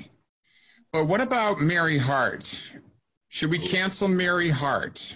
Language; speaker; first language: English; native; English